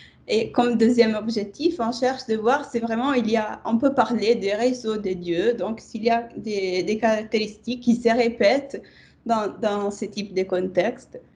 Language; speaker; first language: French; non-native, fluent; Italian